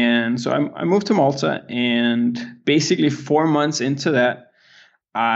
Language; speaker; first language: English; non-native, fluent; Danish